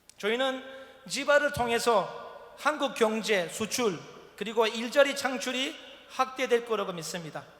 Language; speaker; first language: Korean; non-native, fluent; Turkish